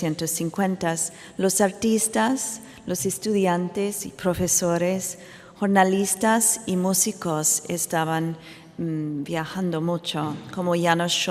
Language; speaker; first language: Spanish; non-native, fluent; English